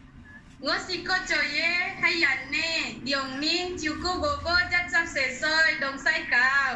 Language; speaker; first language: Cantonese; non-native, learner; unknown